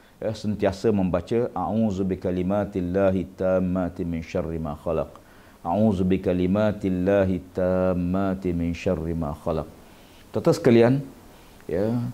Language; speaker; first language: Malay; native; Malay